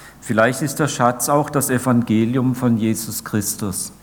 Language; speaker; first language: German; native; German